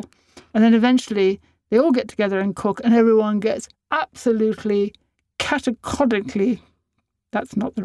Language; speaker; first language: English; native; English